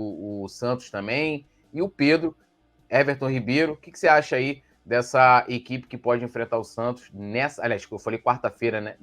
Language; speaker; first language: Portuguese; native; Portuguese